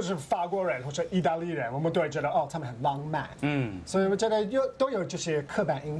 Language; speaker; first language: Chinese; non-native, fluent; English